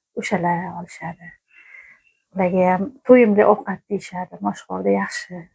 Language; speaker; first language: Uzbek; native; Uzbek